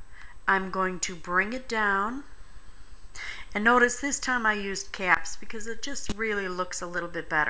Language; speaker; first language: English; native; English